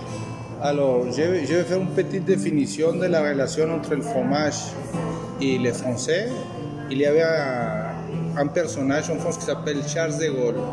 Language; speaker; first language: French; non-native, fluent; Spanish